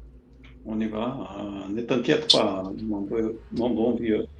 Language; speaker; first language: French; non-native, fluent; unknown